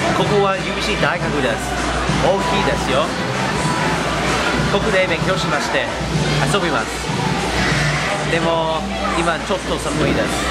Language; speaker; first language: Japanese; non-native, learner; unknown